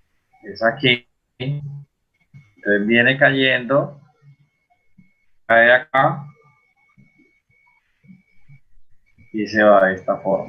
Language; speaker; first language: Spanish; native; Spanish